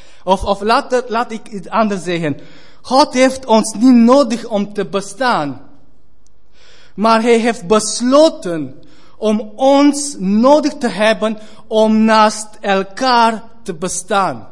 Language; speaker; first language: Dutch; non-native, fluent; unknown